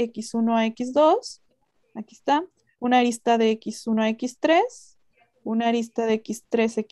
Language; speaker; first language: Spanish; native; Spanish